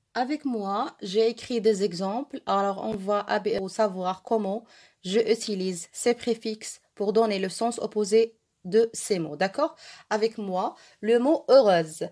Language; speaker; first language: French; non-native, local second language; Arabic